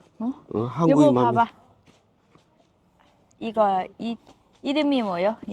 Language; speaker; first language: Korean; non-native, learner; Thai